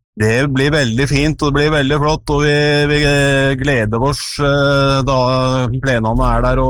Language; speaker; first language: Norwegian; native; Norwegian